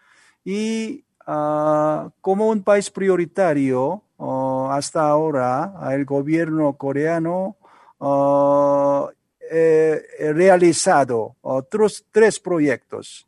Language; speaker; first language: Spanish; non-native, learner; Korean